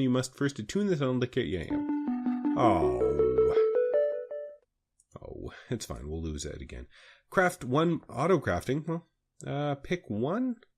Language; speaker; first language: English; native; English